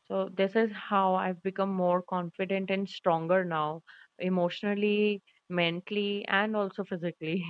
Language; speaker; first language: English; non-native, local second language; Hindi